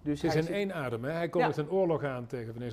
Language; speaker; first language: Dutch; native; Dutch